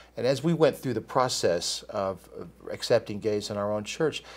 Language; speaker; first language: English; native; English